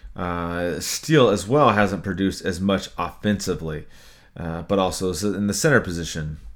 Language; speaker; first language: English; native; English